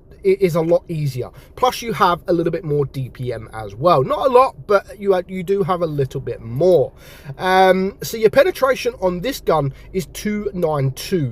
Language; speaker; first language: English; native; English